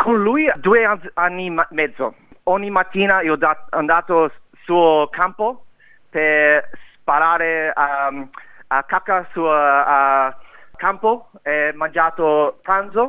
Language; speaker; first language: Italian; non-native, learner; English